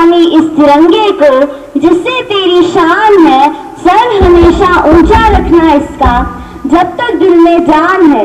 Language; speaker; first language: Hindi; non-native, local second language; Punjabi